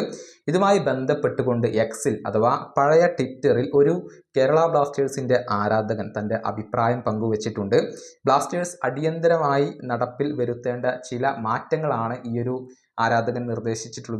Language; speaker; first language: Malayalam; native; Malayalam